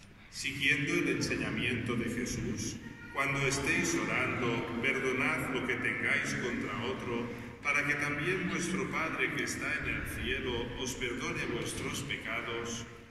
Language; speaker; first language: Spanish; non-native, local second language; Catalan